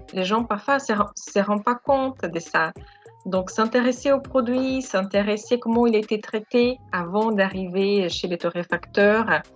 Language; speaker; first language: French; non-native, fluent; Portuguese